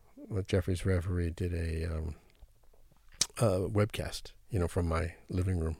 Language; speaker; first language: English; native; English